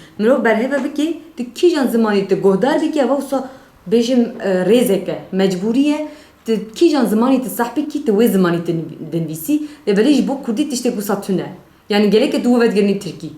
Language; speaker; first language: Kurdish; native; Kurdish